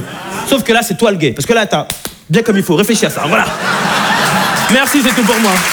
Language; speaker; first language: French; native; French